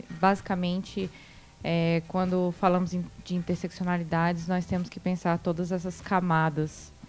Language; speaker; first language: Portuguese; native; Portuguese